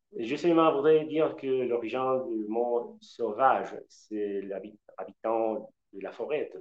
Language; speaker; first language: French; non-native, learner; Spanish